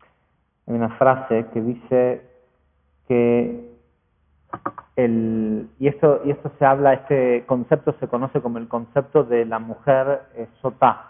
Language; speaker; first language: Spanish; native; Spanish